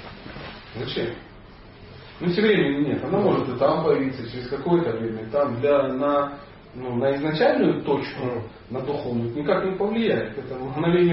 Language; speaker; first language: Russian; native; Russian